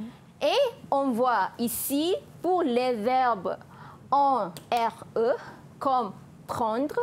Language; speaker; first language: French; non-native, fluent; Malay